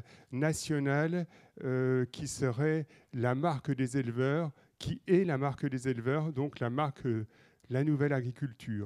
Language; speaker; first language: French; native; French